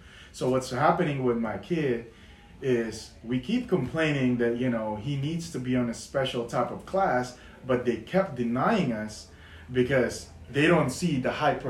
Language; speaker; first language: English; non-native, local second language; Filipino